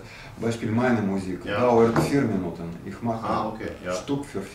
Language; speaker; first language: German; non-native, learner; Russian